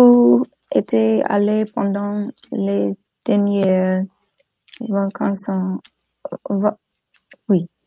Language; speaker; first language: French; non-native, learner; English